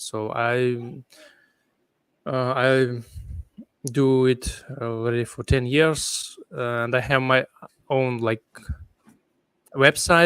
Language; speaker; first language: English; non-native, fluent; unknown